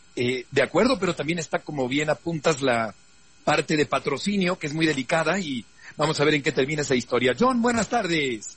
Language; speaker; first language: Spanish; native; Spanish